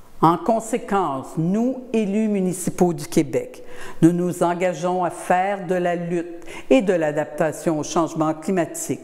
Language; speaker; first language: French; native; French